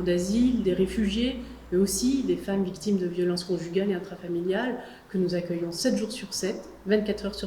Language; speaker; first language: French; native; French